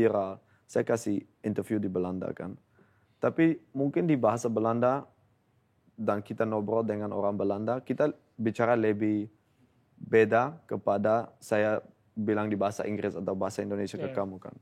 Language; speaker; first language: Indonesian; non-native, fluent; Dutch